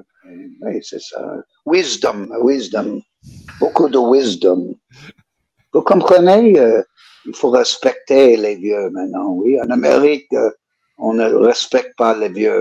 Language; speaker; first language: French; non-native, learner; English